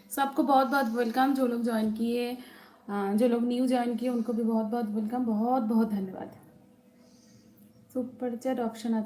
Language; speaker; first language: Hindi; non-native, local second language; Bangla